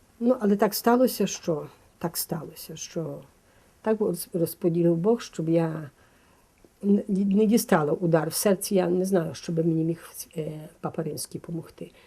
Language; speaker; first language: Ukrainian; native; Ukrainian